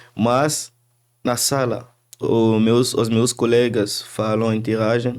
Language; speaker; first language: Portuguese; non-native, fluent; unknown